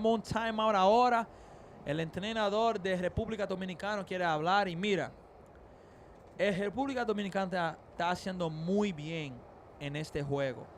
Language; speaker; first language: Spanish; non-native, learner; English